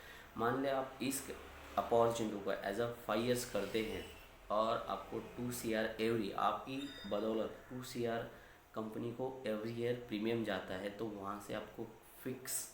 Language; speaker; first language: Hindi; non-native, local second language; Marathi